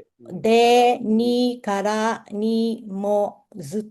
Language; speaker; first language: Japanese; non-native, fluent; Filipino